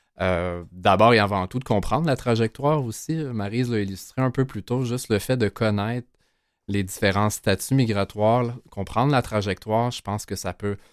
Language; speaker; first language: French; native; French